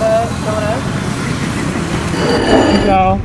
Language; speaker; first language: Vietnamese; non-native, learner; Czech